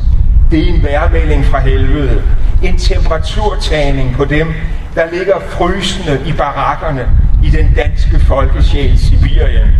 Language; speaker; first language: Danish; native; Danish